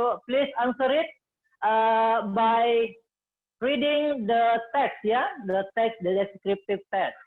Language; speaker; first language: English; non-native, fluent; Indonesian